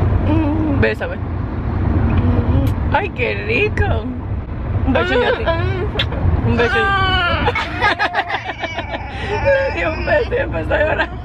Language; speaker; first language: Spanish; native; Spanish